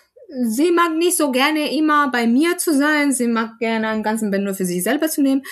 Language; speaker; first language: German; non-native, fluent; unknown